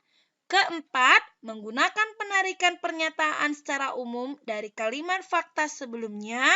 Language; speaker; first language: Indonesian; native; Indonesian